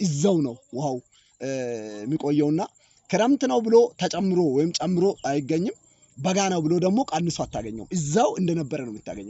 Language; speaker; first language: Amharic; non-native, local second language; Hadiyya